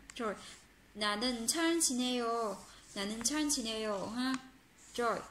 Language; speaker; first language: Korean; non-native, fluent; Vietnamese